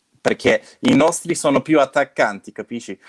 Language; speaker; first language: Italian; non-native, fluent; Turkish